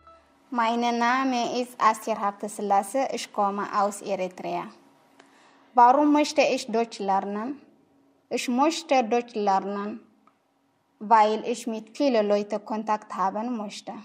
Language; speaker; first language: German; non-native, learner; Tigrinya